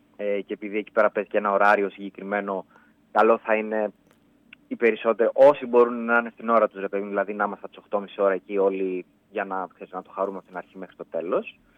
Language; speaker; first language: Greek; native; Greek